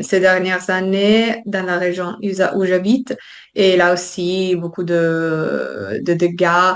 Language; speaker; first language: French; non-native, fluent; Italian